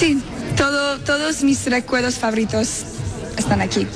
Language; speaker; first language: Spanish; early bilingual, heritage; Spanish